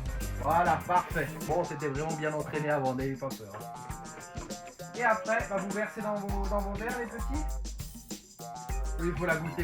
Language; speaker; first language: French; native; French